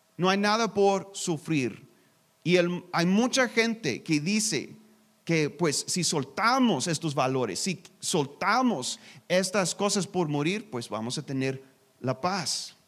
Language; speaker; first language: Spanish; non-native, learner; English